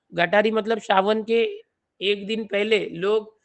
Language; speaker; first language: Hindi; non-native, local second language; Marathi